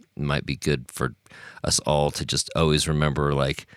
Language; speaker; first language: English; native; English